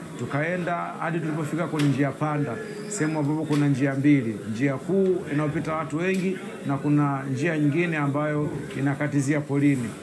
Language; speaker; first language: Swahili; native; Swahili